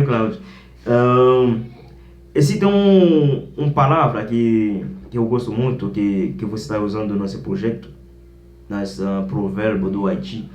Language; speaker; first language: Portuguese; non-native, learner; Haitian Creole